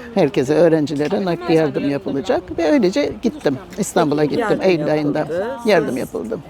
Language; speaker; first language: Turkish; native; Turkish